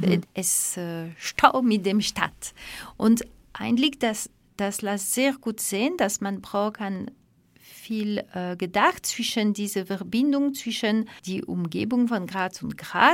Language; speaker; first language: German; non-native, fluent; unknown